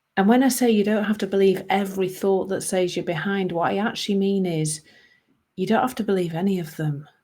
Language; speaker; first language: English; native; English